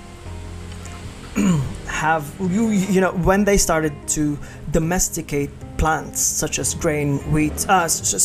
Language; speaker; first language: English; non-native, local second language; Hiligaynon